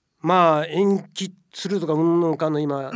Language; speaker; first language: Japanese; native; Japanese